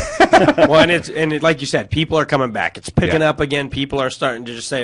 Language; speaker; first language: English; native; English